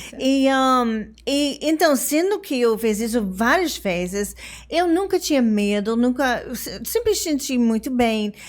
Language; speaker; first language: Portuguese; non-native, fluent; English